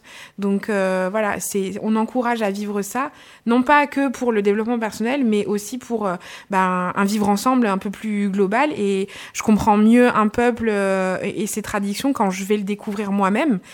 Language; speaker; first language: French; native; French